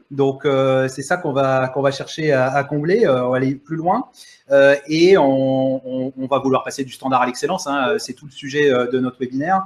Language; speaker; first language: French; native; French